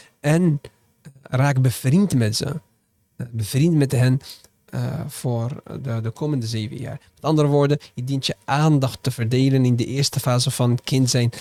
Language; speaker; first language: Dutch; early bilingual, other home language; Arabic